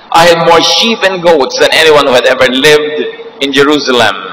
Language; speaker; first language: English; non-native, local second language; Filipino